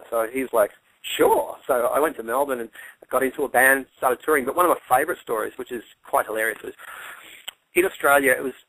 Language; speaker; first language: English; native; English